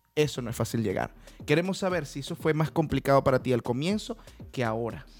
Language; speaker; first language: Spanish; native; Spanish